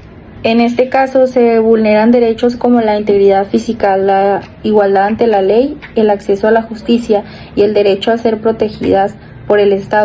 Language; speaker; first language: Spanish; native; Spanish